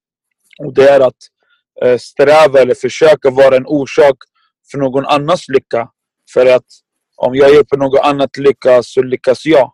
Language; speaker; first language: Swedish; non-native, fluent; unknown